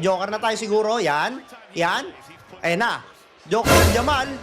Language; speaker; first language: Filipino; native; Filipino